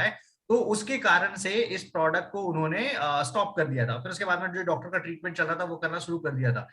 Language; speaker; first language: Hindi; native; Hindi